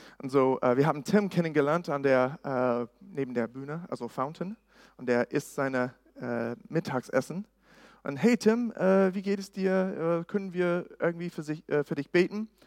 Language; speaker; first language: German; non-native, fluent; English